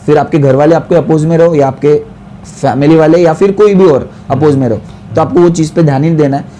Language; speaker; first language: Hindi; non-native, local second language; Marathi